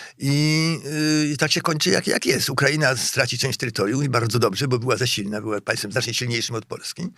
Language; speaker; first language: Polish; native; Polish